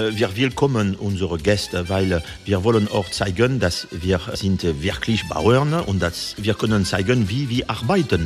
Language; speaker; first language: German; non-native, fluent; French